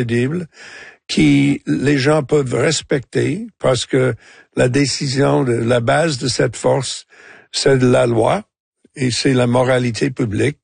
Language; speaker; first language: French; non-native, local second language; English